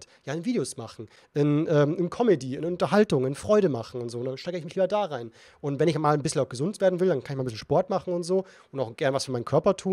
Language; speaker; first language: German; native; German